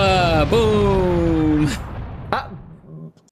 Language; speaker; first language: Dutch; non-native, learner; Swedish